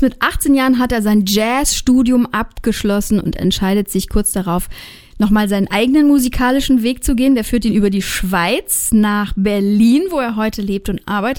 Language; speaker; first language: German; native; German